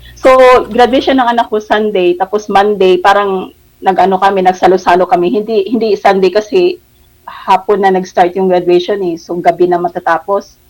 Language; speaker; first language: Filipino; non-native, local second language; Cebuano